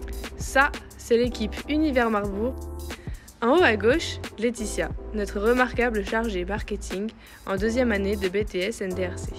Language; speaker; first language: French; native; French